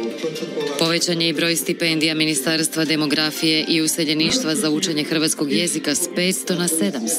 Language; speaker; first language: Croatian; native; Croatian